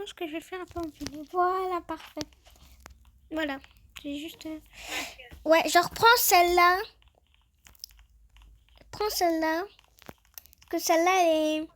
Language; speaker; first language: French; native; French